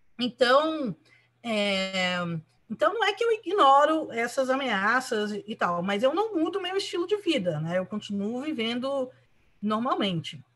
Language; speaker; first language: Portuguese; early bilingual, other home language; Spanish